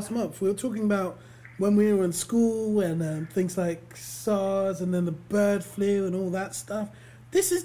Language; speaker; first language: English; native; English